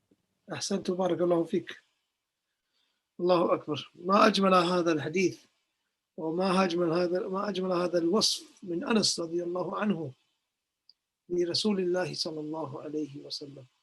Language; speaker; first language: Arabic; non-native, fluent; English